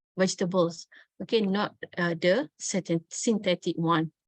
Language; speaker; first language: English; non-native, local second language; Malay